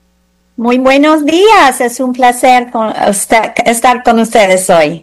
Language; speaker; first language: Spanish; non-native, fluent; English